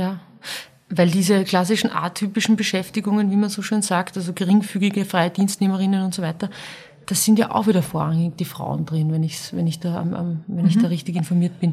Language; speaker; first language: German; native; German